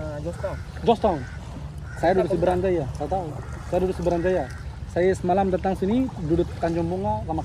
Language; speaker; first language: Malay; non-native, learner; Bangla